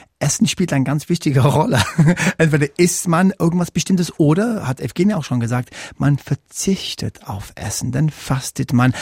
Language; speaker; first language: German; non-native, fluent; English